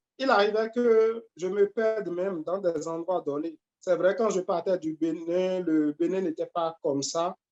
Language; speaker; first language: French; non-native, local second language; Fon